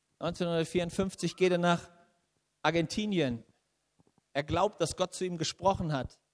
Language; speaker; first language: German; native; German